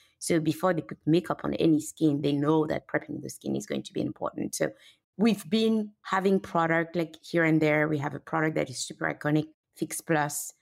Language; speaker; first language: English; non-native, fluent; French